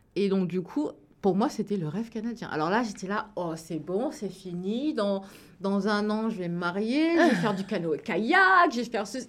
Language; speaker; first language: French; early bilingual, other home language; Wolof